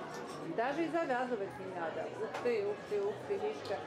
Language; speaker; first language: Russian; native; Russian